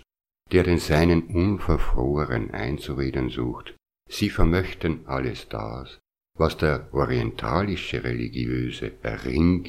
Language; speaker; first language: German; native; German